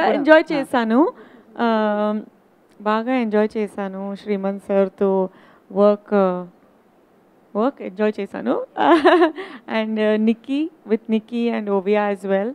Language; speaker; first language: Telugu; non-native, learner; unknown